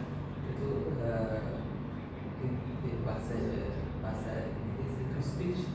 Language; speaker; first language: Indonesian; non-native, learner; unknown